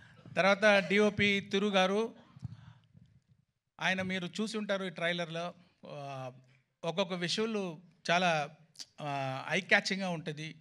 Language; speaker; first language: Telugu; non-native, learner; Tamil